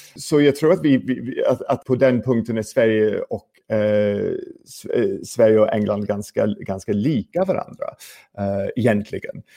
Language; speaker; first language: Swedish; non-native, fluent; English